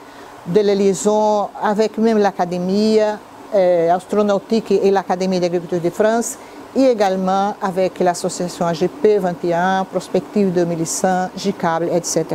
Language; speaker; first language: French; non-native, fluent; Portuguese